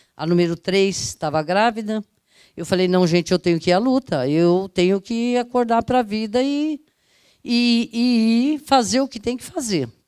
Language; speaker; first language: Portuguese; early bilingual, other home language; Italian